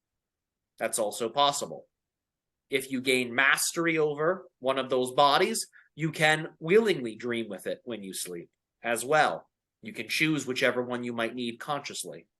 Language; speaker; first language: English; native; English